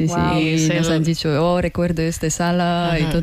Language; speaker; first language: Spanish; non-native, learner; Russian